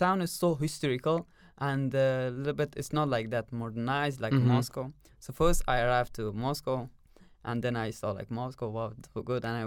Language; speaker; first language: English; non-native, learner; Persian